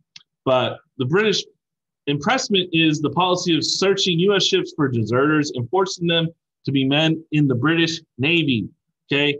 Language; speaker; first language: English; native; English